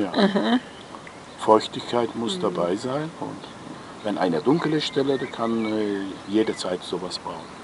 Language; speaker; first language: German; non-native, local second language; Turkish